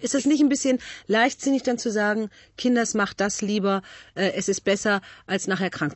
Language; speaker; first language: German; native; German